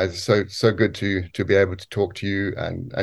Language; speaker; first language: English; native; English